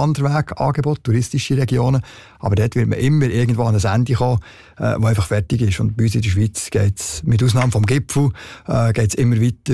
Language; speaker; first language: German; native; German